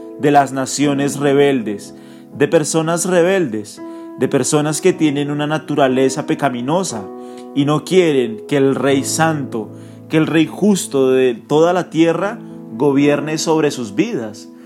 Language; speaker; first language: Spanish; native; Spanish